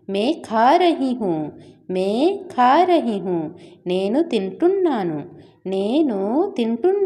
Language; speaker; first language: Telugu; non-native, fluent; Odia